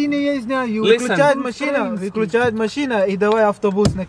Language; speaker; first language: Russian; non-native, learner; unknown